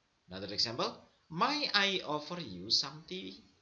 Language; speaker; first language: English; non-native, fluent; Indonesian